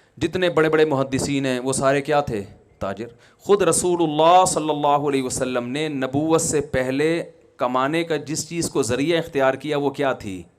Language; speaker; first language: Urdu; native; Urdu